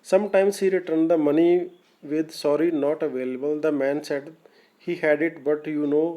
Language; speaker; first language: English; non-native, local second language; Punjabi